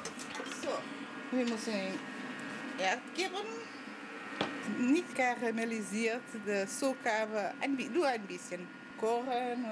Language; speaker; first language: German; non-native, learner; Portuguese